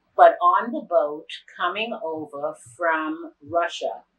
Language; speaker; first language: English; native; English